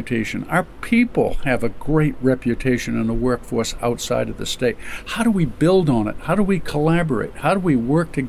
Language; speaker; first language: English; native; English